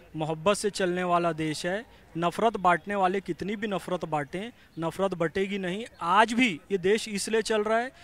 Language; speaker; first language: Hindi; native; Hindi